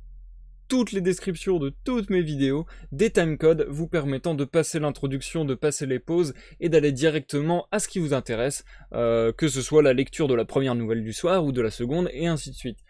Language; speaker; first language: French; native; French